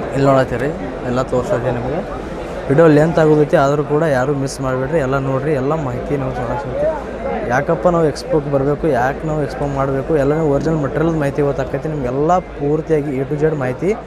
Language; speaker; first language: Kannada; native; Kannada